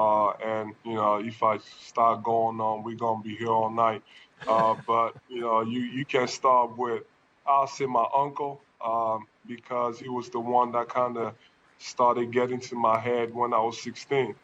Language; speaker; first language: English; non-native, local second language; French